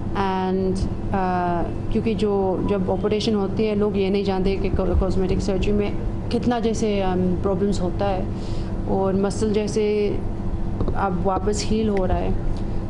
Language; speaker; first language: Hindi; non-native, fluent; English